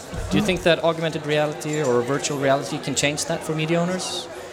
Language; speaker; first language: English; non-native, fluent; Swedish